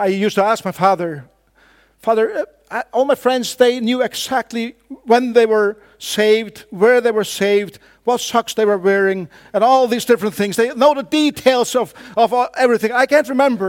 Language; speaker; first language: English; non-native, fluent; Faroese